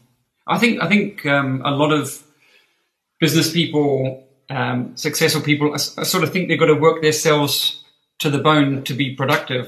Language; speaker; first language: English; native; English